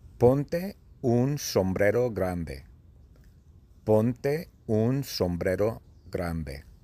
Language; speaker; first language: Spanish; non-native, fluent; English